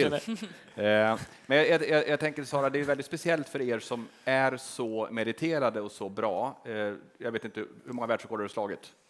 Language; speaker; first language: Swedish; native; Swedish